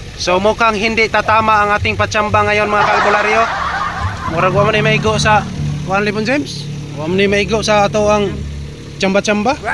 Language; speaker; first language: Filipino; non-native, local second language; Cebuano